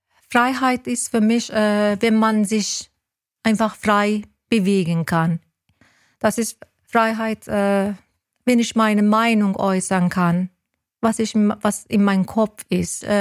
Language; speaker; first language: German; non-native, learner; Persian